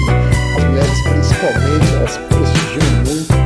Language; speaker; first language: Portuguese; native; Portuguese